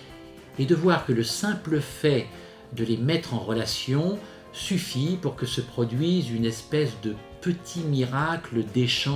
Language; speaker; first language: French; native; French